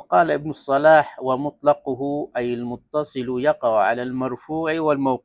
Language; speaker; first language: Arabic; non-native, fluent; Malay